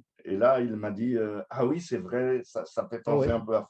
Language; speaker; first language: French; native; French